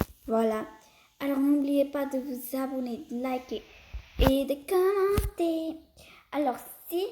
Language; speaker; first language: French; early bilingual, other home language; Portuguese